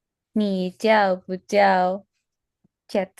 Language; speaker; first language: Chinese; non-native, learner; Spanish